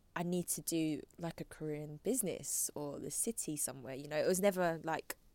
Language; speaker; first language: English; native; English